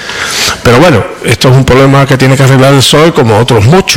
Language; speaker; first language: Spanish; native; Spanish